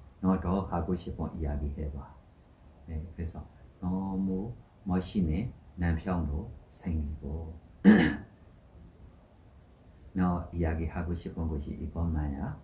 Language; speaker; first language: Korean; non-native, learner; Burmese